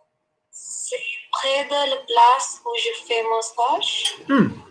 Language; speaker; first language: French; non-native, learner; English